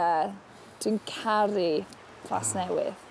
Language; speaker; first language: Welsh; non-native, learner; English